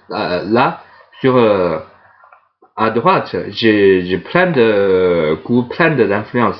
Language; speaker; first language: French; non-native, fluent; Chinese